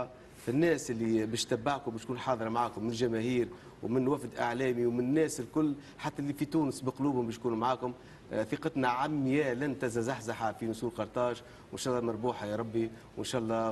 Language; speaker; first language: Arabic; native; Arabic